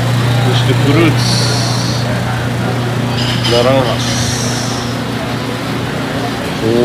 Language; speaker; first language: Japanese; native; Japanese